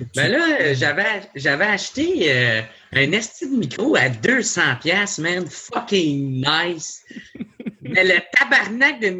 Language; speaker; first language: French; native; French